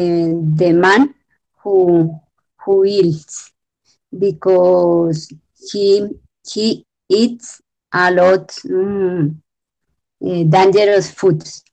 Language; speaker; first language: English; non-native, learner; Spanish